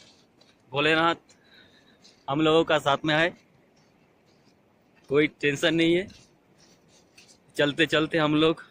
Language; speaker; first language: Hindi; non-native, local second language; Bangla